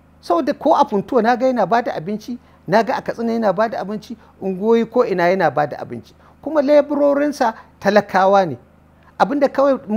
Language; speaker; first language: Hausa; native; Hausa